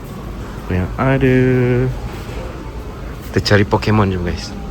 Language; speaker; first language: Malay; native; Malay